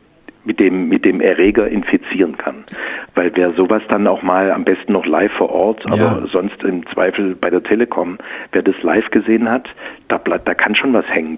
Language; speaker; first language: German; native; German